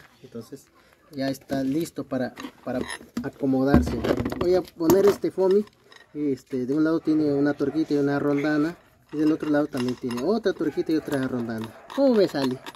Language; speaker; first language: Spanish; native; Spanish